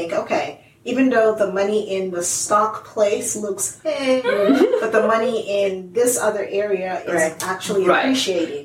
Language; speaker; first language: English; non-native, local second language; Yoruba